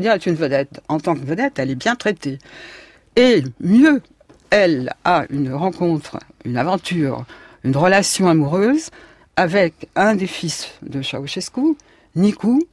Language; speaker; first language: French; native; French